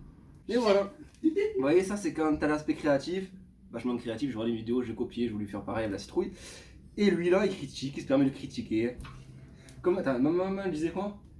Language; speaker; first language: French; native; French